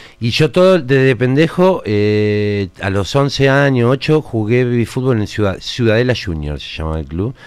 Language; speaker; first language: Spanish; native; Spanish